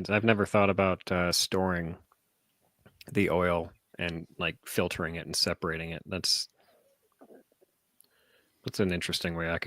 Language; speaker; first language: English; native; English